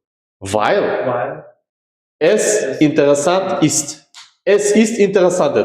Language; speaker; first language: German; non-native, learner; Uzbek